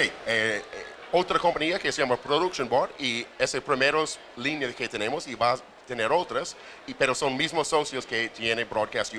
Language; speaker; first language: Spanish; non-native, fluent; English